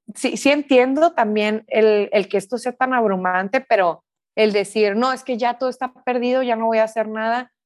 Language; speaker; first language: Spanish; native; Spanish